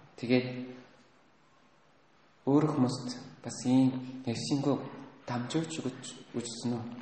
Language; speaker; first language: Mongolian; non-native, fluent; Korean